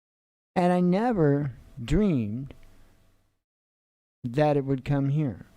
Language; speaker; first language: English; native; English